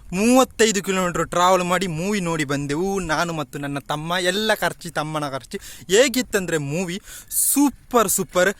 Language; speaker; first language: Kannada; non-native, local second language; Tulu